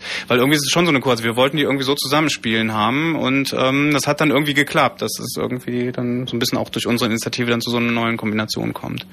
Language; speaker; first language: German; native; German